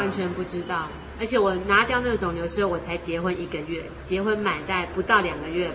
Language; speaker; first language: Chinese; native; Chinese